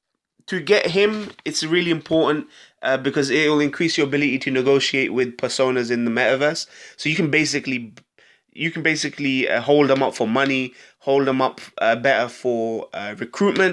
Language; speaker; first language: English; native; English